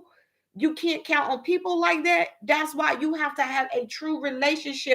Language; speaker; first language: English; native; English